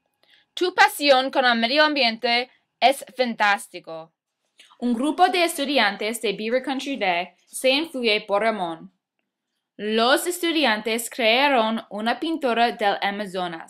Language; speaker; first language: Spanish; non-native, learner; English